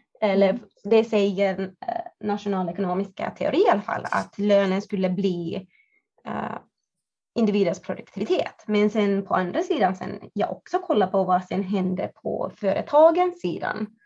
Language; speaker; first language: Swedish; non-native, fluent; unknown